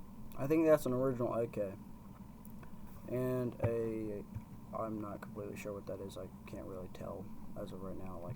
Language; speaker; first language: English; native; English